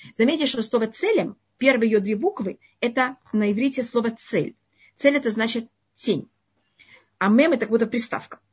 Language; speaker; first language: Russian; early bilingual, heritage; Russian